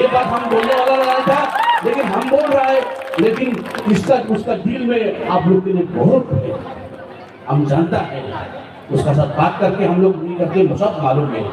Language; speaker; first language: Hindi; non-native, local second language; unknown